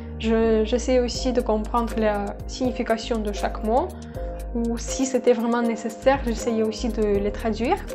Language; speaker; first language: French; non-native, fluent; Russian